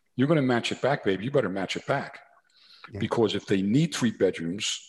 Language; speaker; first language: English; native; English